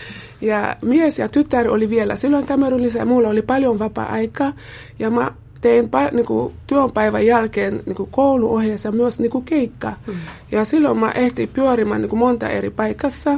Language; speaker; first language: Finnish; non-native, fluent; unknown